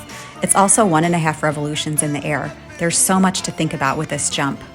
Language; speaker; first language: English; native; English